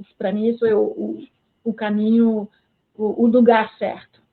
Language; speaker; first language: Portuguese; non-native, fluent; French